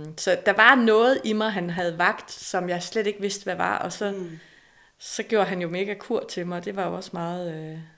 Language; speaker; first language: Danish; native; Danish